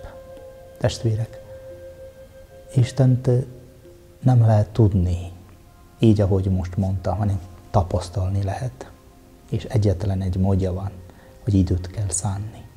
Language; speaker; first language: Hungarian; non-native, fluent; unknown